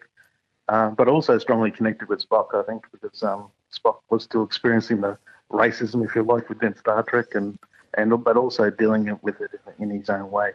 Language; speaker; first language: English; native; English